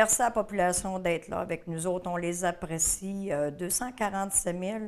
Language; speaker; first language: French; native; French